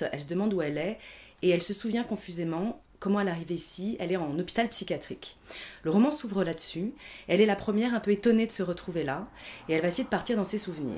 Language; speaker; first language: French; native; French